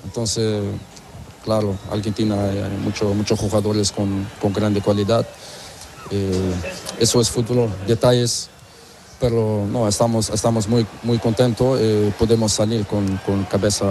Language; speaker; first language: Spanish; non-native, learner; Portuguese